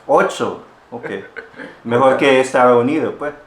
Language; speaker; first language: Spanish; non-native, fluent; Filipino